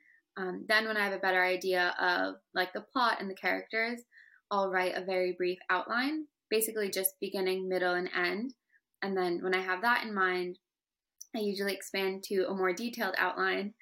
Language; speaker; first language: English; native; English